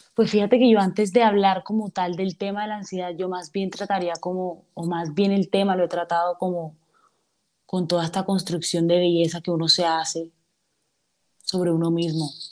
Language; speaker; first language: Spanish; native; Spanish